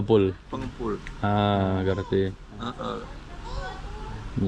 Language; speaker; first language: Indonesian; non-native, learner; English